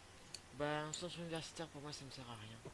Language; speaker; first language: French; native; French